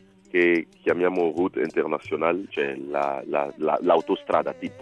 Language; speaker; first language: Italian; non-native, fluent; Ewe